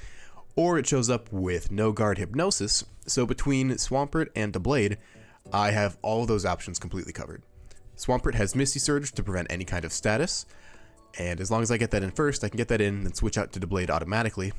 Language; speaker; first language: English; native; English